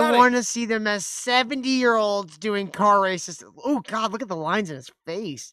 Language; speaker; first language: English; native; English